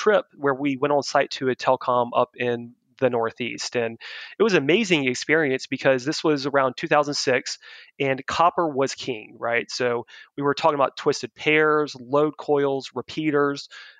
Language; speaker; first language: English; native; English